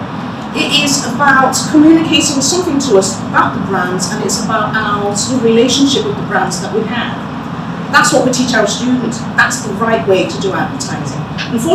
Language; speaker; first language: English; native; English